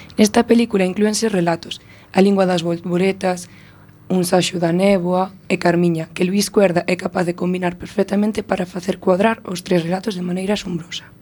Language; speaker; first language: Galician; non-native, local second language; Spanish